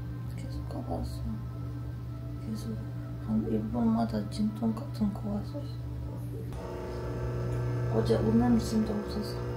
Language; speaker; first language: Korean; non-native, learner; Ukrainian